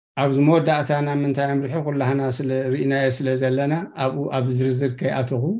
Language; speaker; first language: Tigrinya; native; Tigrinya